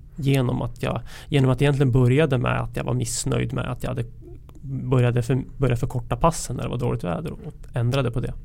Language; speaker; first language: Swedish; native; Swedish